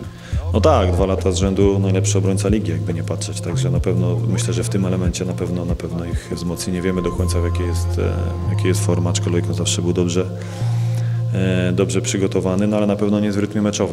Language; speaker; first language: Polish; native; Polish